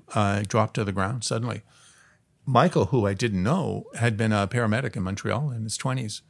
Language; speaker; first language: English; native; English